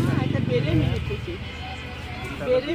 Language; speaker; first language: Russian; non-native, learner; Tajik